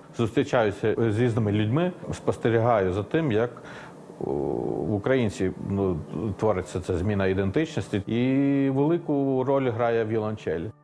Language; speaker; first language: Ukrainian; early bilingual, heritage; Finnish